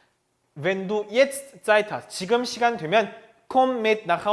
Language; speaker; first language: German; non-native, fluent; Korean